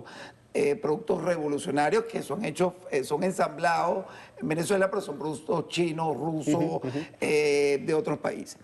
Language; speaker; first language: Spanish; native; Spanish